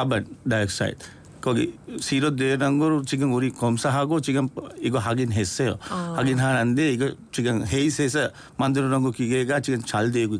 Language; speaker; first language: Korean; non-native, learner; Sinhala